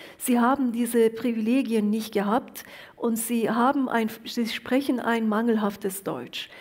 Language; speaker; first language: German; early bilingual, other home language; Turkish